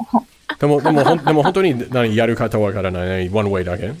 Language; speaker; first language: Japanese; non-native, learner; English